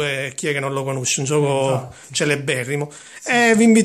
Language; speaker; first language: Italian; native; Italian